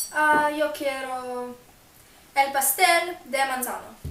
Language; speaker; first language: Spanish; non-native, learner; English